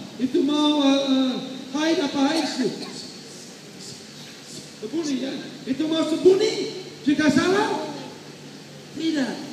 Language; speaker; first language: Indonesian; non-native, learner; English